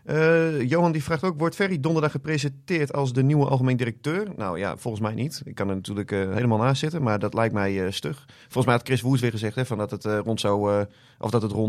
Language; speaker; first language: Dutch; native; Dutch